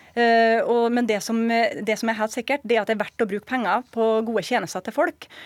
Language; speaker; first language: Norwegian; native; Norwegian